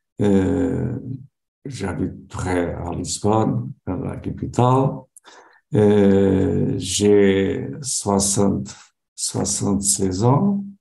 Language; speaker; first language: French; non-native, learner; Portuguese